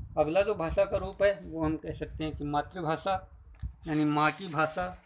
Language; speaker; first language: Hindi; native; Hindi